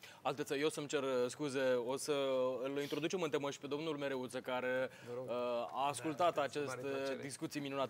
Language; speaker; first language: Romanian; native; Romanian